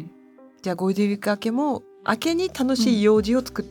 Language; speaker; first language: Japanese; native; Japanese